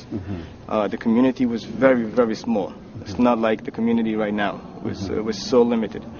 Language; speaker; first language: English; non-native, fluent; Arabic